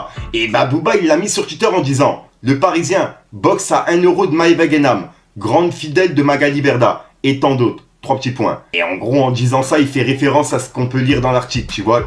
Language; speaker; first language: French; native; French